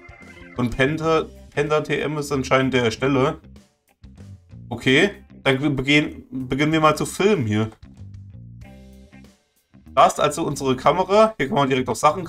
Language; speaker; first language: German; native; German